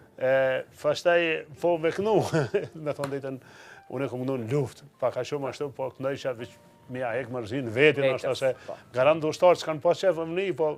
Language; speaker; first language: Albanian; native; Albanian